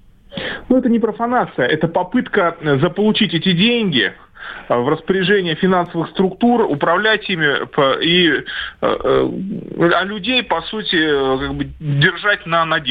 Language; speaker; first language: Russian; native; Russian